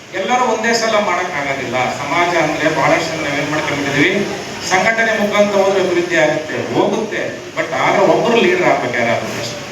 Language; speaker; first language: Kannada; native; Kannada